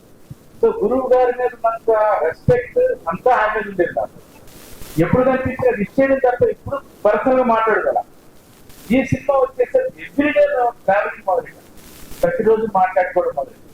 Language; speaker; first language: Telugu; native; Telugu